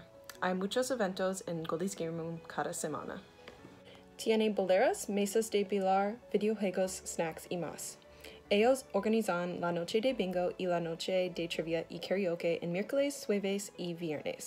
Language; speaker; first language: Spanish; non-native, learner; English